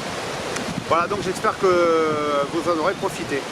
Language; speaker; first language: French; native; French